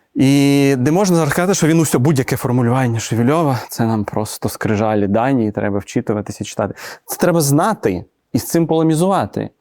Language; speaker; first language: Ukrainian; native; Ukrainian